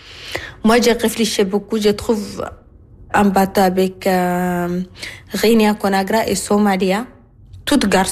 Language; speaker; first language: French; non-native, learner; Arabic